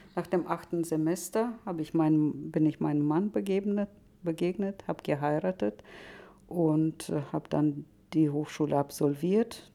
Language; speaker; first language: German; non-native, fluent; Russian